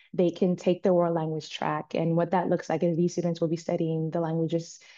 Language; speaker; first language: English; native; English